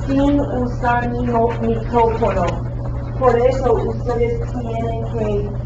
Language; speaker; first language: Spanish; non-native, fluent; English